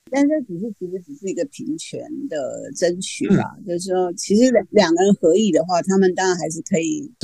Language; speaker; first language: Chinese; non-native, local second language; Min Nan Chinese